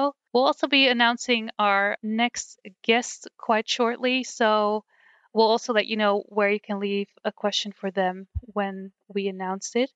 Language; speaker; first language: English; non-native, fluent; Dutch